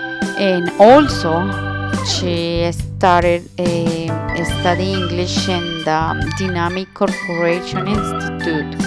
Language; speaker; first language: English; non-native, learner; Spanish